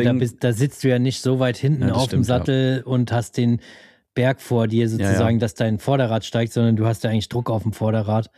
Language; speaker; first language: German; native; German